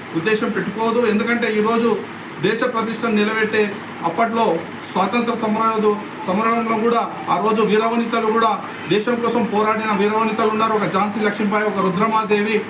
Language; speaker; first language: Telugu; native; Telugu